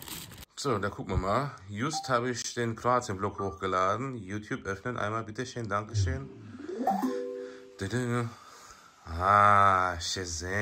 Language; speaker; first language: German; native; German